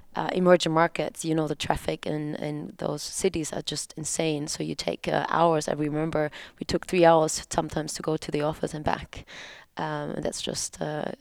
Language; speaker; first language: English; non-native, fluent; German